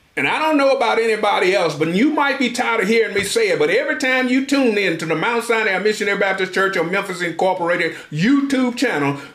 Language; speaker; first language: English; native; English